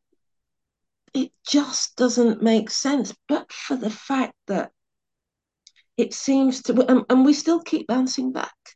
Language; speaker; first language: English; native; English